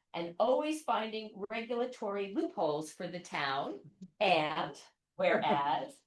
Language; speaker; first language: English; native; English